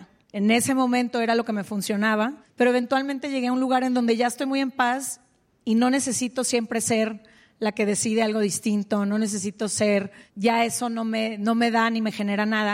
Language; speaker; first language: Spanish; native; Spanish